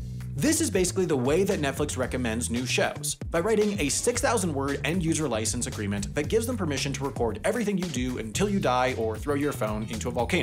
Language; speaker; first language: English; native; English